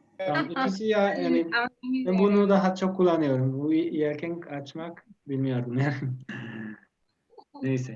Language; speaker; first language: Turkish; non-native, learner; Spanish